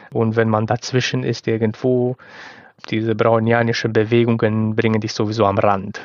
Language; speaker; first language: German; non-native, fluent; Romanian